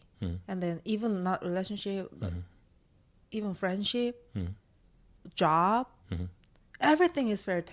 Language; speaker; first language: English; non-native, learner; Korean